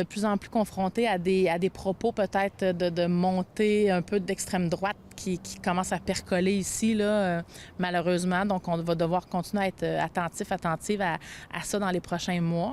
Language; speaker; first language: French; native; French